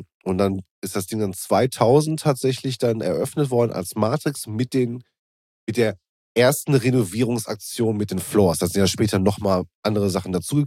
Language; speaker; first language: German; native; German